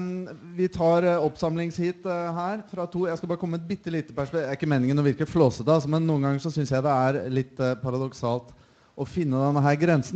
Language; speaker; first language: Norwegian; native; Norwegian